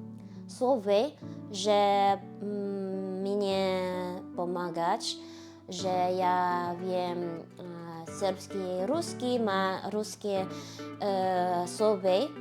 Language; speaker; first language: Polish; non-native, learner; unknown